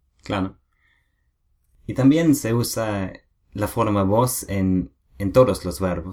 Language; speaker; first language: Spanish; non-native, learner; English